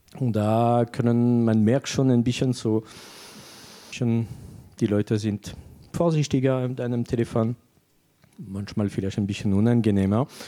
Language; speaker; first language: German; non-native, fluent; French